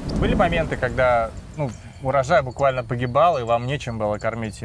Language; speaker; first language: Russian; native; Russian